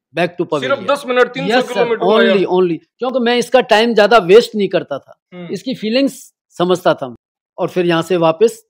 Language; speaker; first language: Hindi; native; Hindi